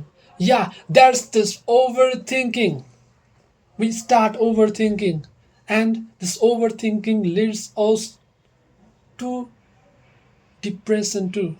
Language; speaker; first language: English; non-native, local second language; Nepali